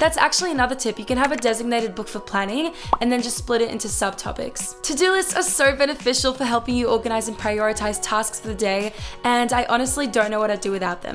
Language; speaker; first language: English; native; English